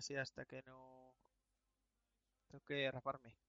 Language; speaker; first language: Spanish; native; Spanish